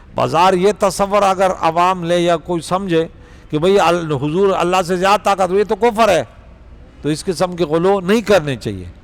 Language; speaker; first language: Urdu; non-native, local second language; Pashto